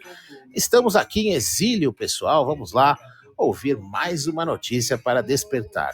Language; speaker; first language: Portuguese; native; Portuguese